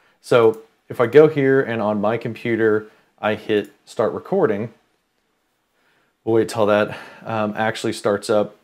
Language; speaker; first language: English; native; English